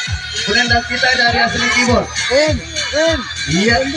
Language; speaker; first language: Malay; non-native, local second language; Batak Toba